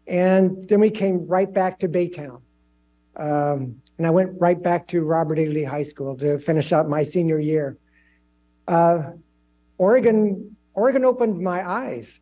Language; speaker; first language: English; native; English